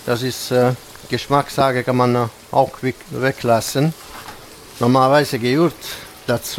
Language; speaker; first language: German; non-native, fluent; Italian